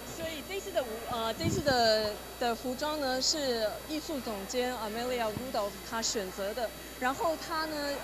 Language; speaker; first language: Chinese; native; Chinese